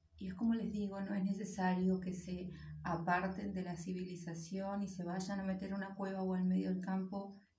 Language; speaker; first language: Spanish; native; Spanish